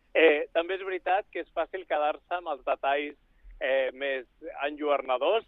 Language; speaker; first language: Catalan; native; Catalan